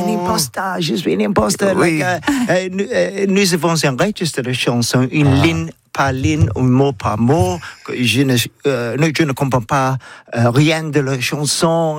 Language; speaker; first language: French; non-native, learner; English